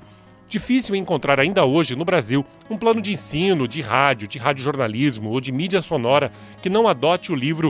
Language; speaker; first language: Portuguese; native; Portuguese